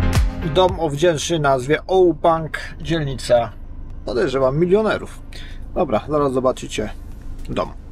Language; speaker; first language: Polish; native; Polish